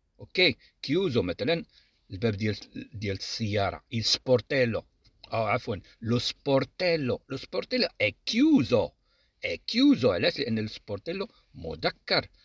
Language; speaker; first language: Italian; non-native, fluent; Arabic